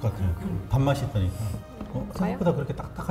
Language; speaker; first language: Korean; native; Korean